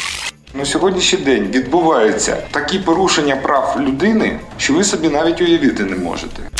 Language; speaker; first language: Ukrainian; non-native, local second language; Russian